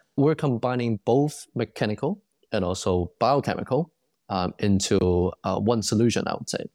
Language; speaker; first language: English; non-native, local second language; Cantonese